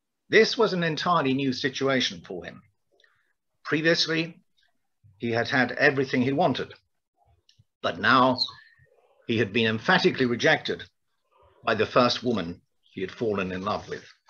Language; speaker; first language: English; native; English